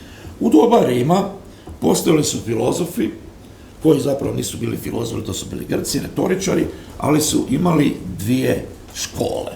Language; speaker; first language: Croatian; native; Croatian